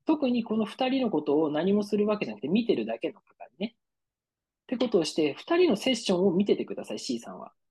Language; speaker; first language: Japanese; native; Japanese